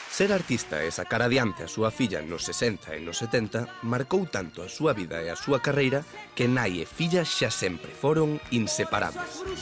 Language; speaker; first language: Galician; native; Galician